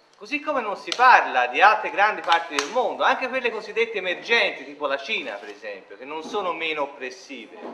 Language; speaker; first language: Italian; native; Italian